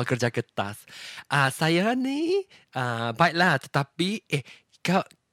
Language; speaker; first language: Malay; non-native, local second language; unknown